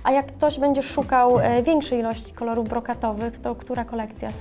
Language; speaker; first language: Polish; native; Polish